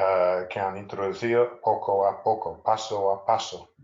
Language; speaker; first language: Spanish; non-native, fluent; English